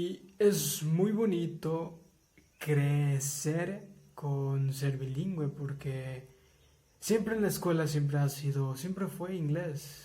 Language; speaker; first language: Spanish; early bilingual, heritage; English